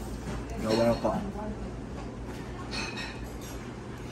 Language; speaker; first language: Japanese; native; Japanese